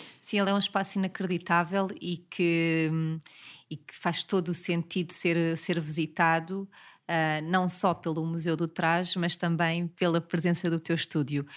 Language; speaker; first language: Portuguese; native; Portuguese